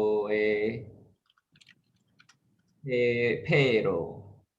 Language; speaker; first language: Korean; non-native, learner; Khmer